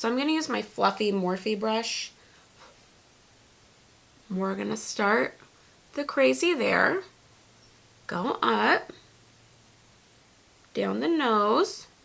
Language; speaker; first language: English; native; English